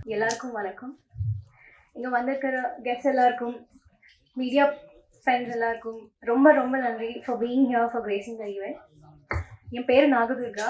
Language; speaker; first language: Tamil; non-native, learner; Telugu